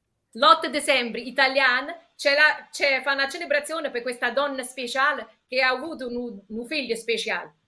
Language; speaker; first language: Italian; early bilingual, heritage; English